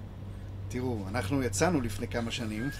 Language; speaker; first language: Hebrew; native; Hebrew